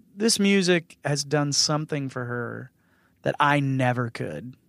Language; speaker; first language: English; native; English